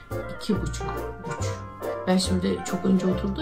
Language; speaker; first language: Turkish; native; Turkish